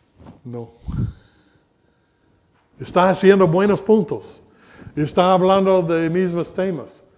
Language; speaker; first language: Spanish; non-native, fluent; English